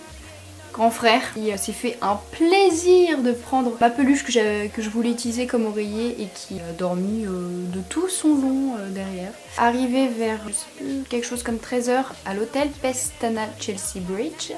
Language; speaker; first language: French; native; French